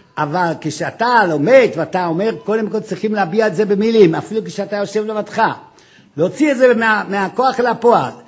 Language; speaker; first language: Hebrew; non-native, fluent; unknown